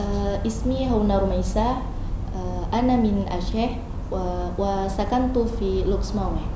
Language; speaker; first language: Arabic; non-native, learner; Indonesian